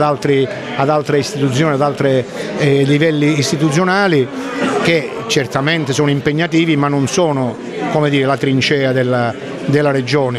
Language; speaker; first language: Italian; native; Italian